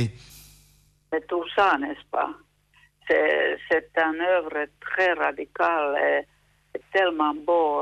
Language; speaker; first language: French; non-native, fluent; Finnish